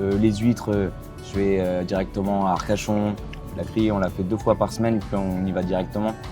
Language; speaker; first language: French; native; French